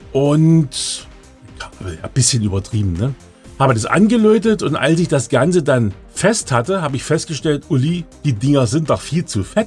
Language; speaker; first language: German; native; German